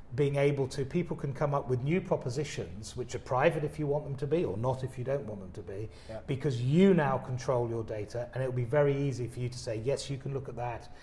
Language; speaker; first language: English; native; English